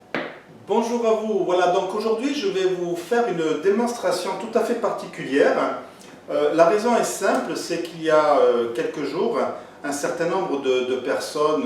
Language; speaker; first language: French; native; French